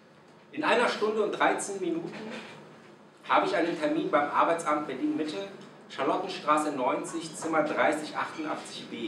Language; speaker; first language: German; non-native, fluent; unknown